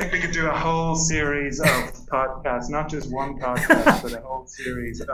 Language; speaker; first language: English; native; English